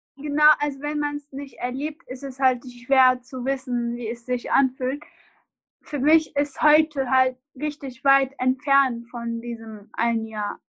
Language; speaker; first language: German; non-native, fluent; Arabic